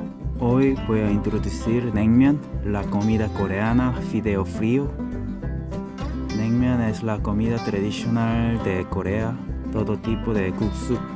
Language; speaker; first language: Spanish; non-native, learner; Korean